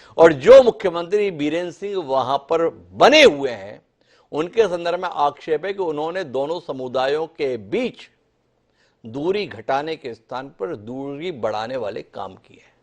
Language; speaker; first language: Hindi; native; Hindi